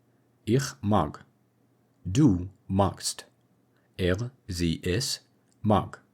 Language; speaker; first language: German; non-native, fluent; English